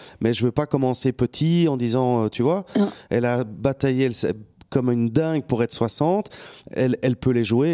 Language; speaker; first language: French; native; French